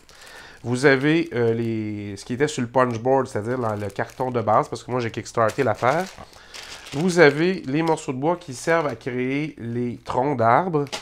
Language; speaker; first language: French; native; French